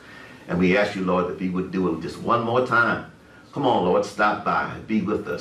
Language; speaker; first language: English; native; English